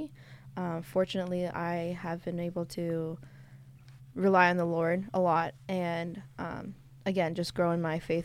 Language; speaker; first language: English; native; English